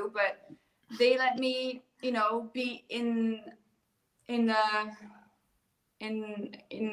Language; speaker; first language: English; non-native, fluent; French